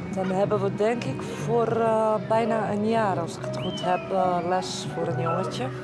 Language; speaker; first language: Dutch; non-native, fluent; Bosnian